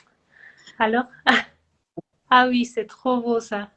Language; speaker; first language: French; non-native, fluent; Spanish